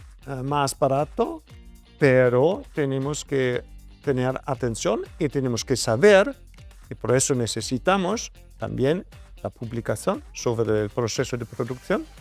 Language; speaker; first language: Spanish; non-native, fluent; German